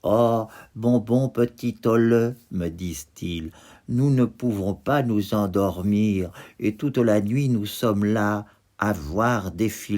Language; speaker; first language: French; native; French